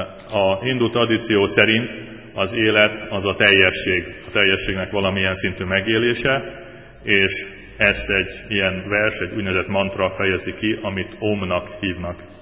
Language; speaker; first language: Hungarian; native; Hungarian